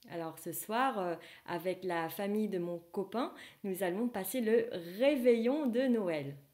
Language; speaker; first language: French; non-native, fluent; Vietnamese